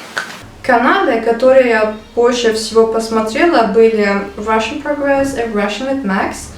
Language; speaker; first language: Russian; non-native, learner; Turkish